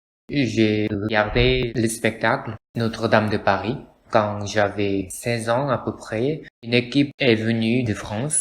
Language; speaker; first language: French; non-native, learner; Korean